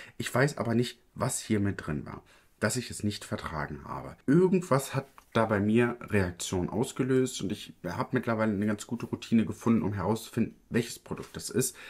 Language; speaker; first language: German; early bilingual, other home language; Italian